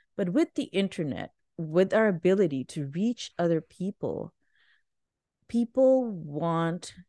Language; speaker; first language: English; non-native, local second language; Urdu